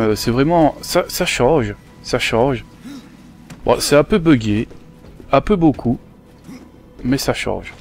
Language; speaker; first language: French; native; French